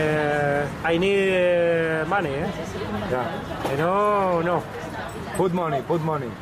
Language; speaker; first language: English; non-native, learner; Spanish